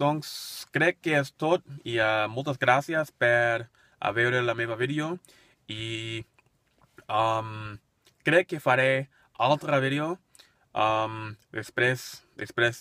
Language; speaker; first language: Catalan; non-native, learner; English